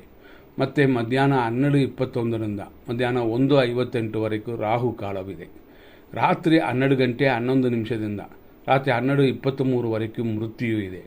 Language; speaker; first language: Kannada; native; Kannada